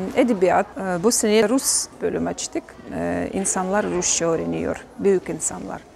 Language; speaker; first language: Turkish; non-native, learner; Russian